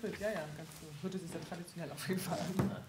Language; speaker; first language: German; native; German